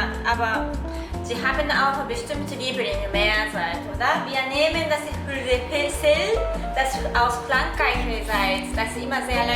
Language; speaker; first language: German; non-native, learner; Japanese